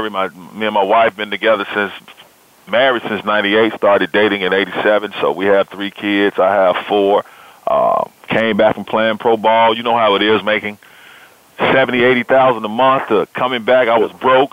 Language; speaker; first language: English; native; English